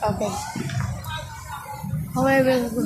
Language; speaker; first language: English; non-native, local second language; Cebuano